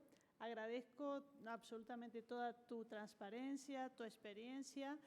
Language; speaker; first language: Spanish; native; Spanish